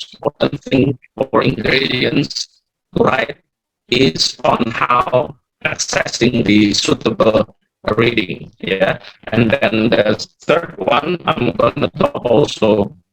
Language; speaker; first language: English; non-native, fluent; Indonesian